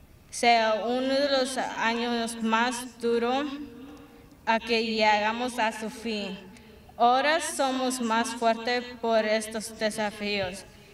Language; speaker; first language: Spanish; early bilingual, heritage; Spanish